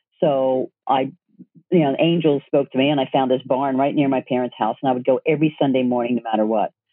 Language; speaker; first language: English; native; English